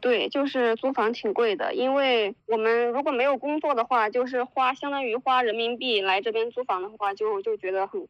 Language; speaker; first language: Chinese; native; Chinese